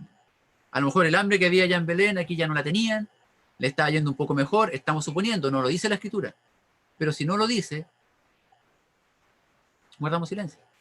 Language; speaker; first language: Spanish; native; Spanish